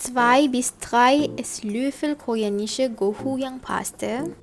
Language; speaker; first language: German; non-native, learner; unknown